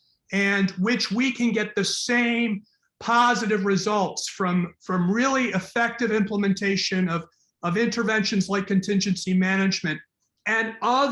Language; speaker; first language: English; native; English